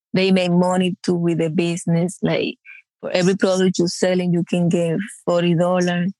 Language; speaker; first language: English; non-native, learner; Spanish